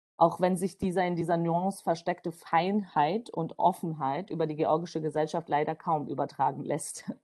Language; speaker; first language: German; non-native, fluent; Georgian